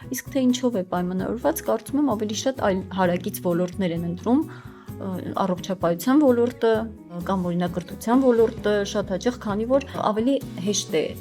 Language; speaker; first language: Armenian; non-native, local second language; Kurdish